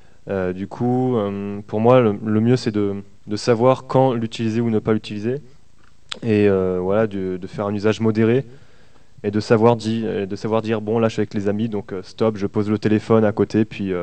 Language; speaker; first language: French; native; French